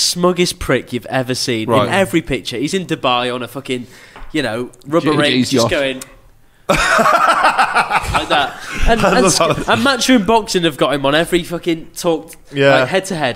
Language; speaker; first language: English; native; English